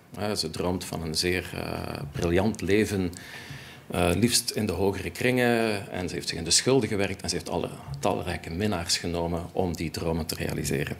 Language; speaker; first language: Dutch; native; Dutch